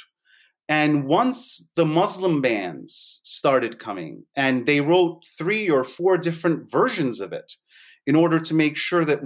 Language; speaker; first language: English; native; English